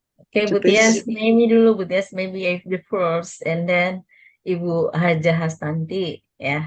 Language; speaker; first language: English; non-native, learner; Indonesian